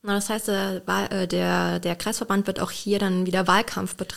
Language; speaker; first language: German; native; German